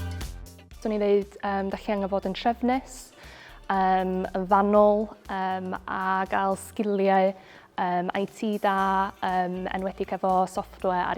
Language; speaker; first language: Welsh; native; Welsh